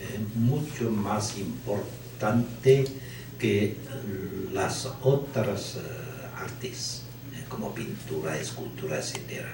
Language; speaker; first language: Spanish; non-native, learner; Chinese